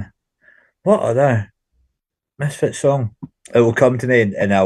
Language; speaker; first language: English; native; English